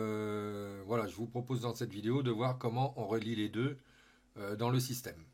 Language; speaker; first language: French; native; French